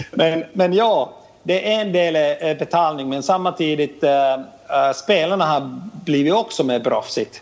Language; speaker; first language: Swedish; non-native, fluent; Finnish